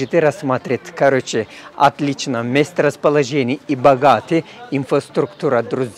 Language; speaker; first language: Russian; non-native, learner; Turkish